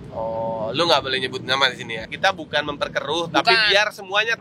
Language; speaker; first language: Indonesian; native; Indonesian